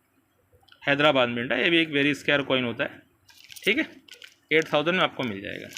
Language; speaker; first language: Hindi; native; Hindi